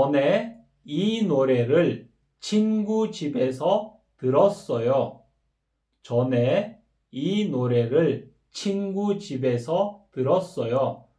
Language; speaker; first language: Korean; non-native, fluent; Kyrgyz